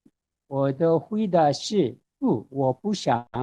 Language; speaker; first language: Chinese; non-native, fluent; Korean